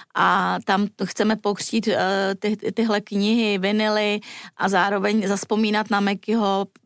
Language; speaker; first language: Czech; native; Czech